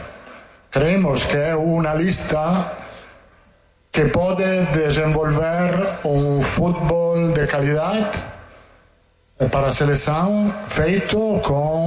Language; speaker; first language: Portuguese; non-native, fluent; Italian